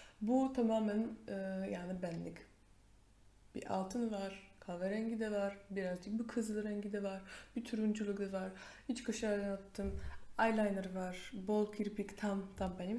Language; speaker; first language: Turkish; non-native, fluent; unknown